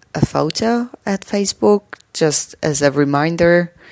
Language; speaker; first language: English; non-native, fluent; Slovak